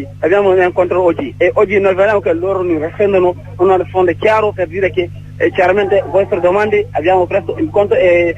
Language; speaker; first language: Italian; non-native, learner; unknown